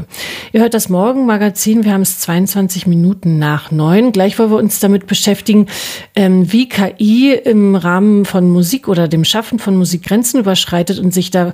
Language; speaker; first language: German; native; German